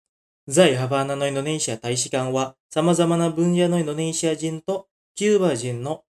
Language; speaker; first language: Japanese; non-native, fluent; Indonesian